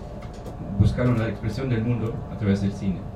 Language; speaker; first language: Spanish; non-native, learner; German